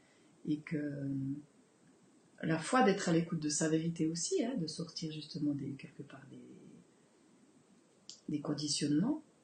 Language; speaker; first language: French; native; French